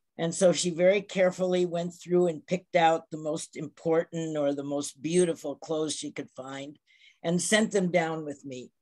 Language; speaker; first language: English; native; English